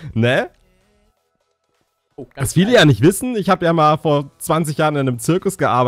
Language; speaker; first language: German; native; German